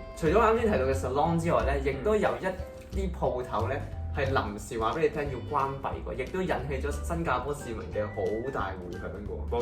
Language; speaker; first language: Cantonese; native; Cantonese